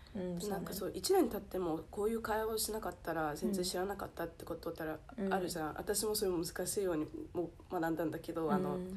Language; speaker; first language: Japanese; early bilingual, heritage; Japanese